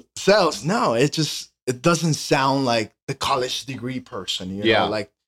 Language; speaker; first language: English; non-native, fluent; Spanish